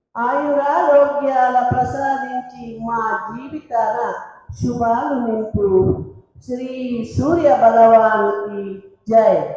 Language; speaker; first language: Telugu; non-native, local second language; Kannada